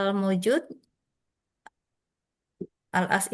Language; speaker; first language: Arabic; non-native, learner; Indonesian